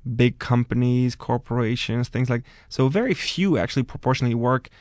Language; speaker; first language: English; non-native, fluent; French